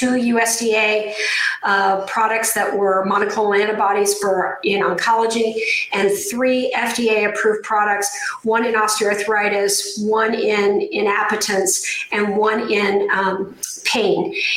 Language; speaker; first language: English; native; English